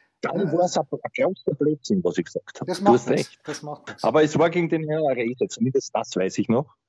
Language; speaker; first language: German; native; German